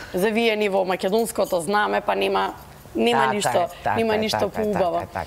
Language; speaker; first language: Macedonian; native; Macedonian